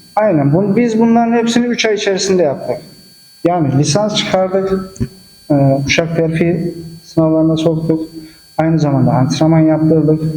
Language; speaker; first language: Turkish; early bilingual, heritage; Turkish